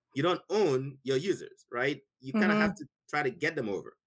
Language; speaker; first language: English; non-native, local second language; Igbo